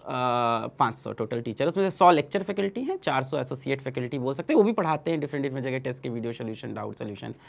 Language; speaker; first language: Hindi; native; Hindi